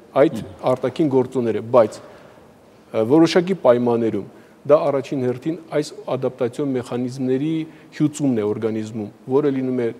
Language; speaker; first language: Armenian; native; Armenian